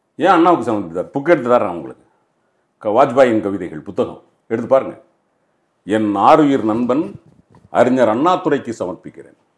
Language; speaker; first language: Tamil; native; Tamil